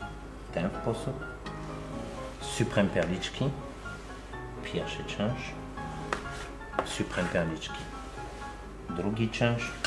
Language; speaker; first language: Polish; non-native, learner; French